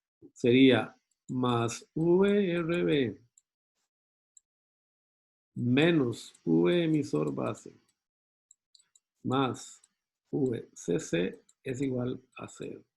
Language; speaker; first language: Spanish; native; Spanish